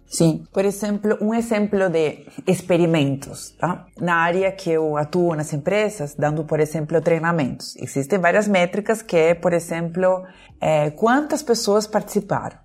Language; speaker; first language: Portuguese; non-native, fluent; Spanish